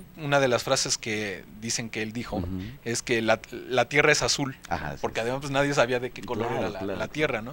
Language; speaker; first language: Spanish; native; Spanish